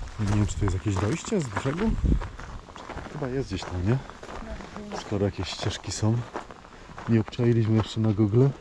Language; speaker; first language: Polish; native; Polish